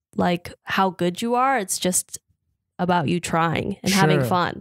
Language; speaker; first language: English; native; English